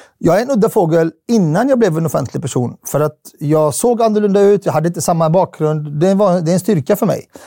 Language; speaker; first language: Swedish; early bilingual, other home language; Arabic